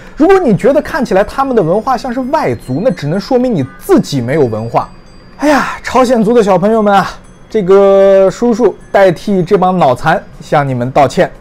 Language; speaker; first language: Chinese; native; Chinese